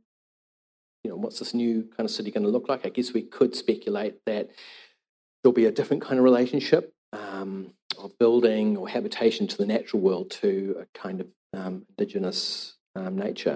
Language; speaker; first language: English; native; English